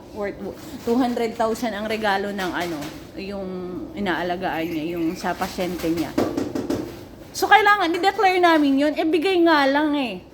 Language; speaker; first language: Filipino; native; Filipino